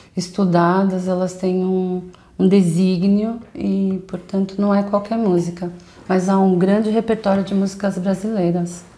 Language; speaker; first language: Portuguese; native; Portuguese